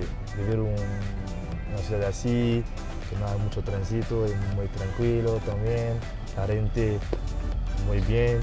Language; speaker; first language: Spanish; non-native, fluent; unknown